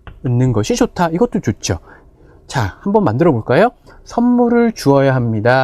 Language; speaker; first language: Korean; native; Korean